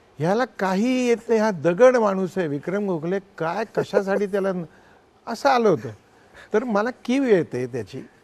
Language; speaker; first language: Marathi; native; Marathi